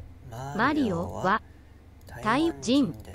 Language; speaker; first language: Japanese; non-native, learner; English